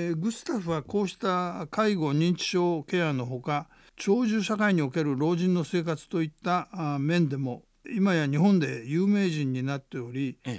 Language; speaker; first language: Japanese; native; Japanese